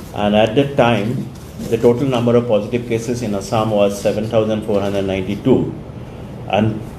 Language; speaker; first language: English; non-native, local second language; Assamese